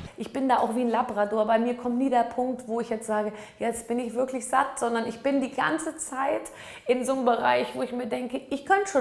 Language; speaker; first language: German; native; German